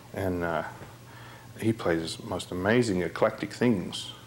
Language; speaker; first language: English; native; English